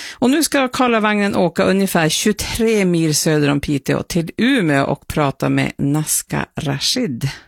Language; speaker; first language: Swedish; native; Swedish